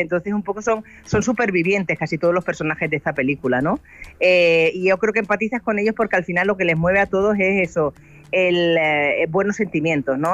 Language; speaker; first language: Spanish; native; Spanish